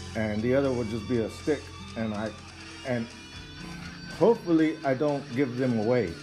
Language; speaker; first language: English; native; English